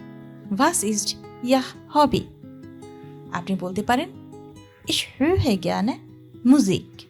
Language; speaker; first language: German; non-native, learner; Bangla